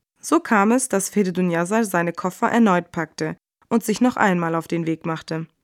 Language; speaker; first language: German; native; German